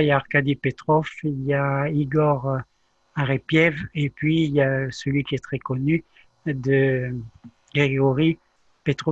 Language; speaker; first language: French; native; French